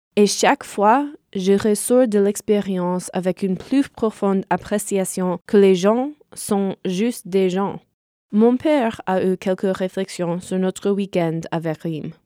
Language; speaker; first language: French; non-native, fluent; English